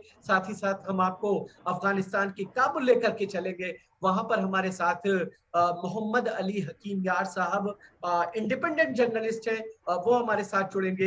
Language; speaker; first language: Hindi; native; Hindi